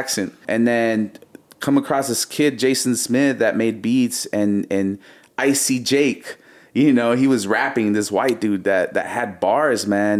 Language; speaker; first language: English; early bilingual, other home language; Spanish